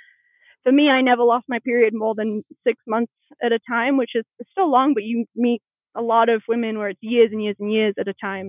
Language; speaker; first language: English; native; English